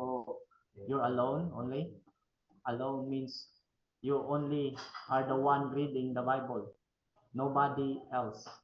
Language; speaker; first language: English; non-native, fluent; Filipino